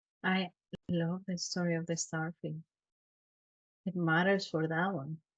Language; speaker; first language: English; non-native, fluent; Spanish